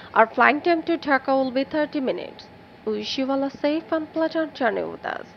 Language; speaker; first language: English; non-native, local second language; Bangla